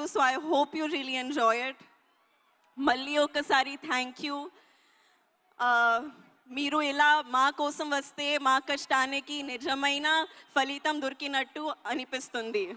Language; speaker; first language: Telugu; non-native, learner; Hindi